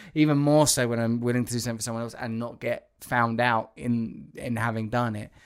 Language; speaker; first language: English; native; English